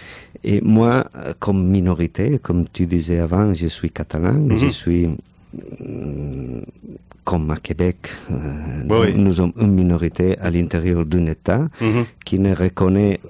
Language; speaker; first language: French; non-native, fluent; Catalan